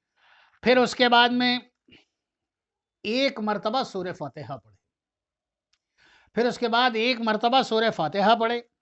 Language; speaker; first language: Urdu; native; Urdu